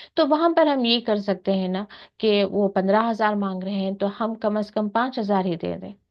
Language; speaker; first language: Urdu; native; Urdu